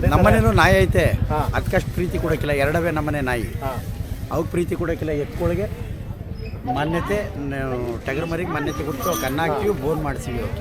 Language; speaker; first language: Kannada; native; Kannada